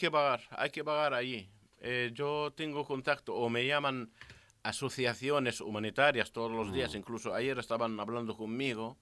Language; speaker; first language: Spanish; non-native, learner; Arabic